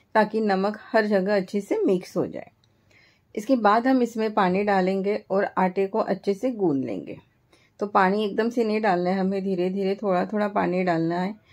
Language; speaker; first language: Hindi; non-native, local second language; Marathi